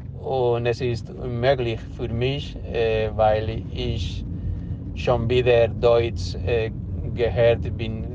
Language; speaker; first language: German; non-native, learner; Spanish